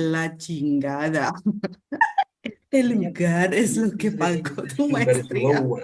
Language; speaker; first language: Spanish; non-native, fluent; Indonesian